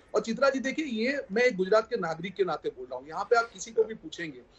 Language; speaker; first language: Hindi; non-native, local second language; Gujarati